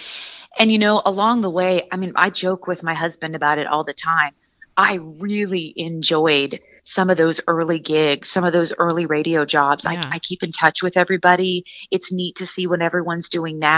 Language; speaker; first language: English; native; English